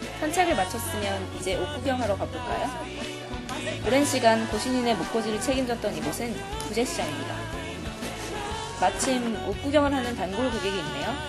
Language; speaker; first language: Korean; native; Korean